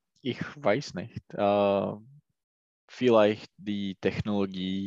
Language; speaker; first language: German; non-native, learner; Czech